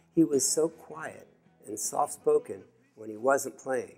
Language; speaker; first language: English; native; English